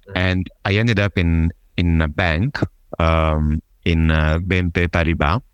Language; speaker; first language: English; non-native, fluent; Italian